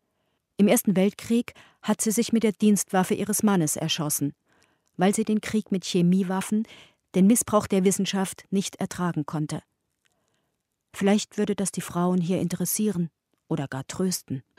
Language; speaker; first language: German; native; German